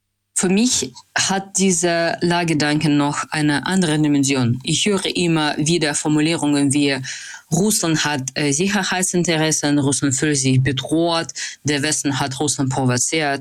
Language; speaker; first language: German; non-native, fluent; Russian